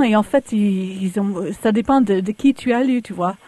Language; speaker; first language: French; early bilingual, other home language; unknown